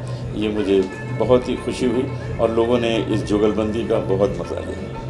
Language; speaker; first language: Hindi; native; Hindi